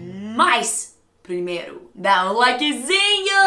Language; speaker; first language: Portuguese; non-native, fluent; English